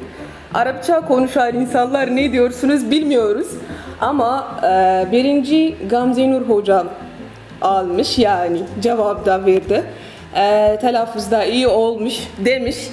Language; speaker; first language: Turkish; non-native, learner; Arabic